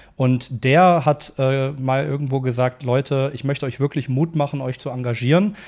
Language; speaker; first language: German; native; German